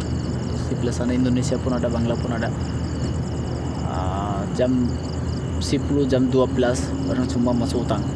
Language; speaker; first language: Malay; non-native, learner; Bangla